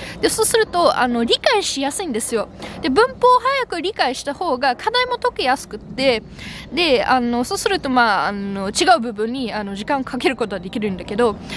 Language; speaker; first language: Japanese; non-native, fluent; German